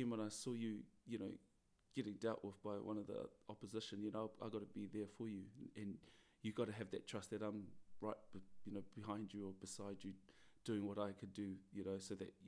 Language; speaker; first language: English; native; English